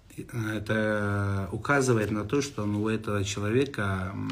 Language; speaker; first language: Russian; non-native, local second language; Kazakh